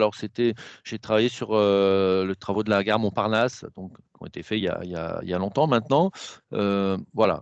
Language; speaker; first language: French; native; French